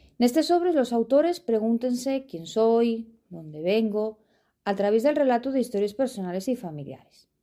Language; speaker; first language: Asturian; non-native, local second language; Spanish